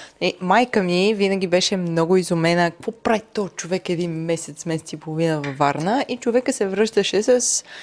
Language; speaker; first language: Bulgarian; native; Bulgarian